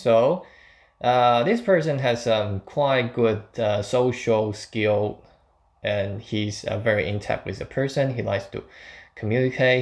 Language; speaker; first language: English; non-native, fluent; Chinese